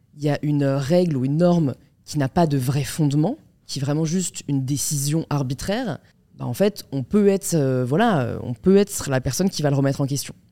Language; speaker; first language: French; native; French